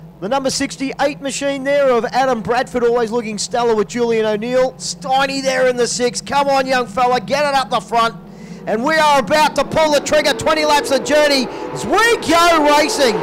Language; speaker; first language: English; native; English